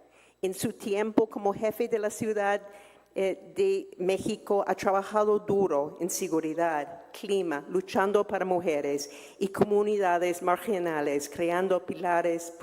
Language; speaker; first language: Spanish; non-native, fluent; English